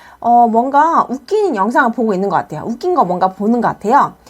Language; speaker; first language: Korean; native; Korean